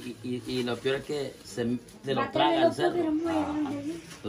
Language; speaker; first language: Spanish; native; Spanish